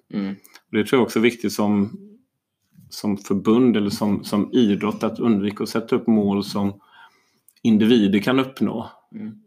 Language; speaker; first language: Swedish; native; Swedish